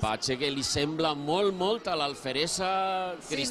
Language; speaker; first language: Catalan; native; Catalan